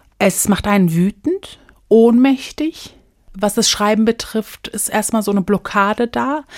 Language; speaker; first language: German; early bilingual, other home language; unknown